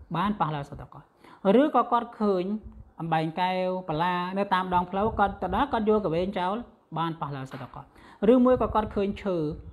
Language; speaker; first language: Khmer; non-native, local second language; Western Cham